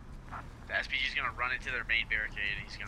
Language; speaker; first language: English; native; English